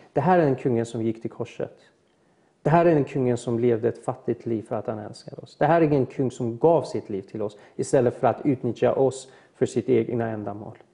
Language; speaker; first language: Swedish; early bilingual, other home language; Persian